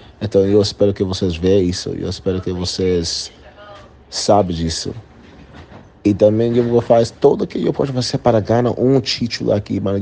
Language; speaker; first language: Portuguese; non-native, learner; English